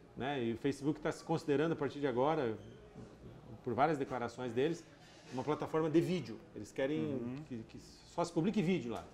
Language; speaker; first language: Portuguese; native; Portuguese